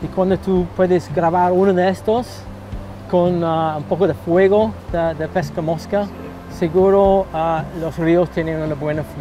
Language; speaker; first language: Spanish; non-native, learner; English